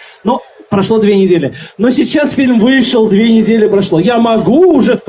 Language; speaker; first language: Russian; native; Russian